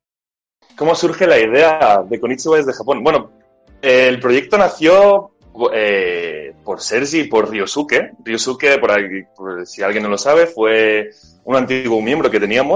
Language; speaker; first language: Spanish; native; Spanish